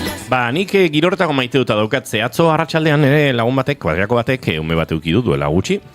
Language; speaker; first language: Basque; native; Basque